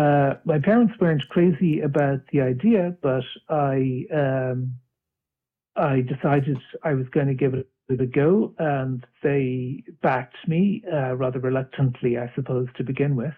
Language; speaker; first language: English; native; English